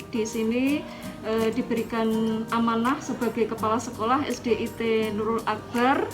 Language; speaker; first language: Indonesian; native; Indonesian